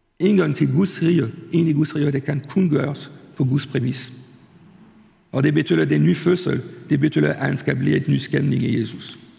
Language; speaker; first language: Danish; non-native, fluent; French